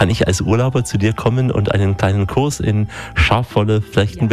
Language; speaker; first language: German; native; German